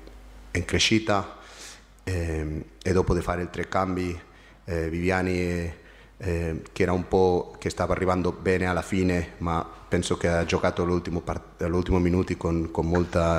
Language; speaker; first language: Italian; non-native, fluent; Spanish